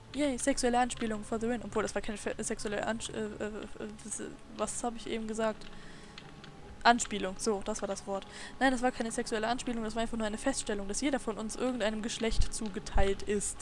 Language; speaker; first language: German; native; German